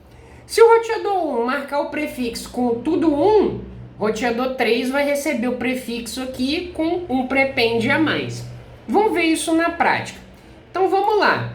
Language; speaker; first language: Portuguese; native; Portuguese